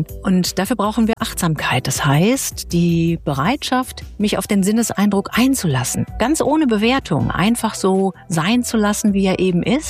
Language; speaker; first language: German; native; German